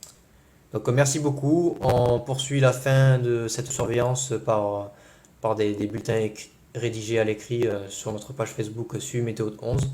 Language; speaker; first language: French; native; French